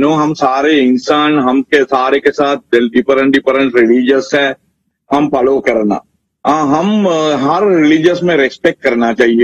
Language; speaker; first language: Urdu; non-native, learner; Sinhala